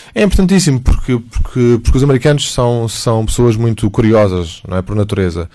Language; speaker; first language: Portuguese; native; Portuguese